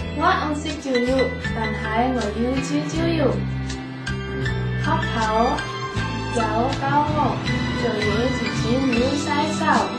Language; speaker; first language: Cantonese; non-native, learner; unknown